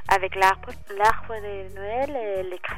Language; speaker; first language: French; non-native, learner; Spanish